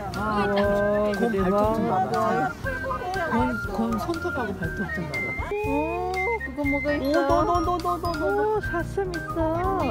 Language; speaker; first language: Korean; non-native, fluent; Indonesian